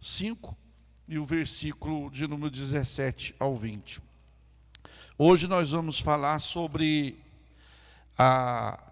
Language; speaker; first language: Portuguese; native; Portuguese